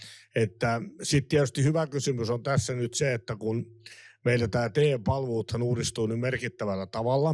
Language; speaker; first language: Finnish; native; Finnish